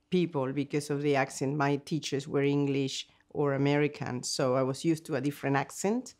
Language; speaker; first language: English; non-native, fluent; Spanish